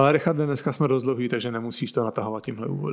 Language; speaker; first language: Czech; native; Czech